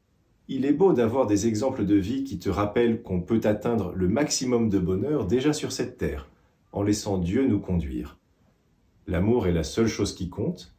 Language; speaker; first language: French; native; French